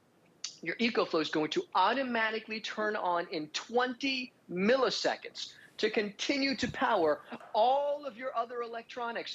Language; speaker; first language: English; native; English